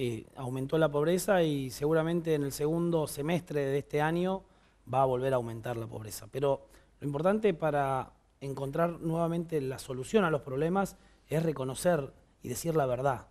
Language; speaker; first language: Spanish; native; Spanish